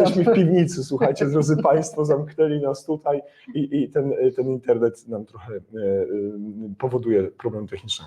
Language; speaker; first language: Polish; native; Polish